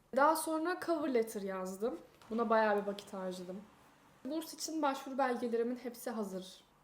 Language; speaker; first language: Turkish; native; Turkish